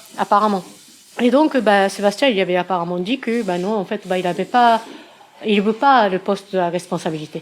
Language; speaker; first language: French; non-native, fluent; Japanese